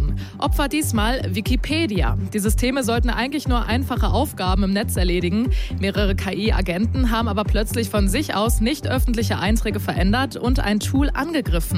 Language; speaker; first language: German; native; German